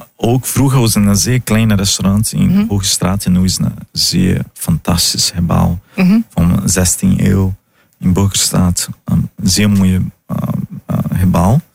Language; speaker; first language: Dutch; non-native, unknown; Portuguese